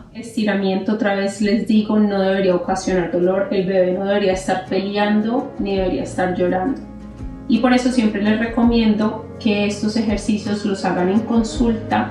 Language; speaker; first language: Spanish; native; Spanish